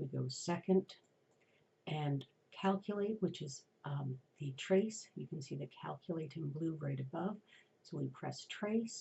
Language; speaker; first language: English; native; English